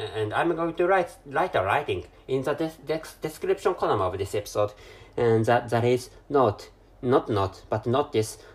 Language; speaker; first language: English; non-native, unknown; Japanese